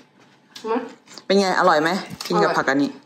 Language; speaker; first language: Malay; non-native, fluent; Thai